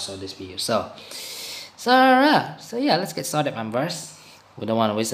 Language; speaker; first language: English; non-native, learner; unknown